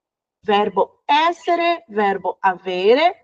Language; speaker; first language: Italian; non-native, fluent; Portuguese